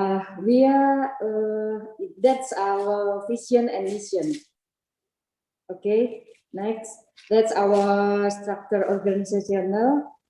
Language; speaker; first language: English; non-native, learner; Indonesian